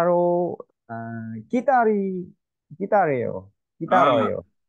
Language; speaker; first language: Korean; non-native, learner; Vietnamese